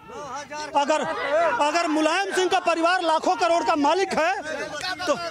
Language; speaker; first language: Hindi; native; Hindi